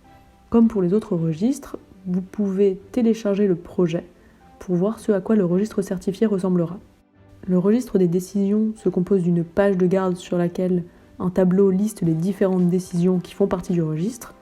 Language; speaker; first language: French; native; French